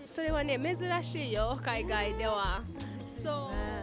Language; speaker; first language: Japanese; non-native, learner; English